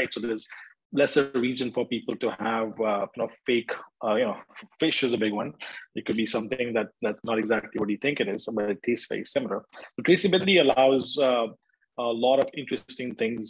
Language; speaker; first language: English; non-native, local second language; Hindi